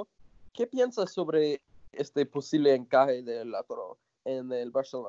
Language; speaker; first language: Spanish; non-native, fluent; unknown